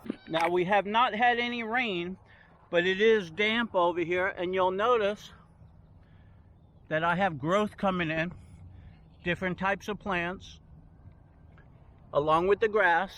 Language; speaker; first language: English; native; English